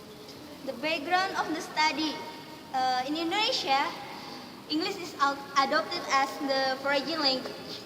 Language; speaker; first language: English; non-native, learner; Indonesian